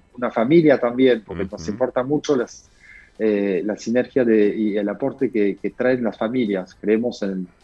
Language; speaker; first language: Spanish; non-native, fluent; French